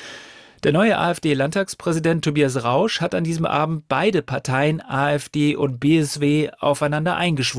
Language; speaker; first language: German; native; German